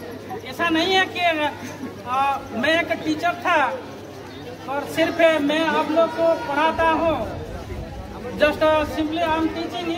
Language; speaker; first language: Hindi; non-native, local second language; Odia